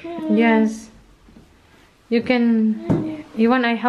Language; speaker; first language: English; non-native, local second language; Filipino